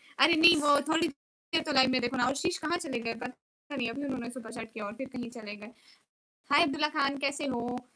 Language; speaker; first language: Urdu; non-native, local second language; Punjabi